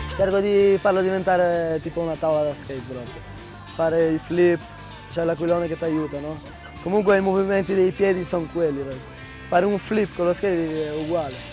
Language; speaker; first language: Italian; early bilingual, heritage; Italian